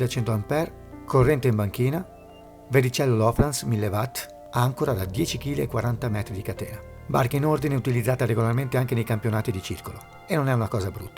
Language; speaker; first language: Italian; native; Italian